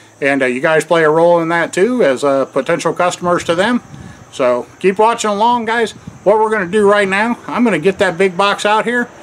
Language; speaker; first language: English; native; English